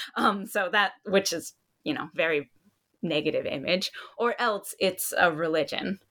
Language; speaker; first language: English; native; English